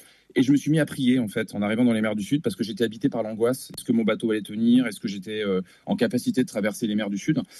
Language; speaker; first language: French; native; French